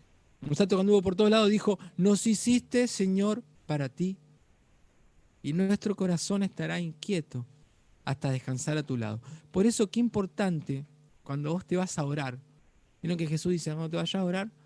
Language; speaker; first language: Spanish; native; Spanish